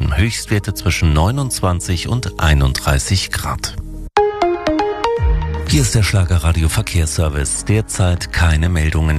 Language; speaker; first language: German; native; German